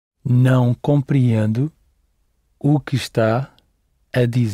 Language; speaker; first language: Portuguese; non-native, learner; English